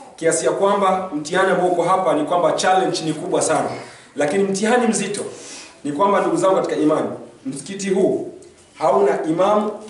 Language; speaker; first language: Swahili; native; Swahili